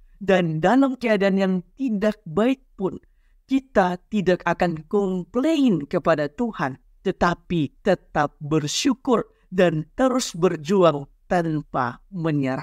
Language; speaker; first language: Indonesian; native; Indonesian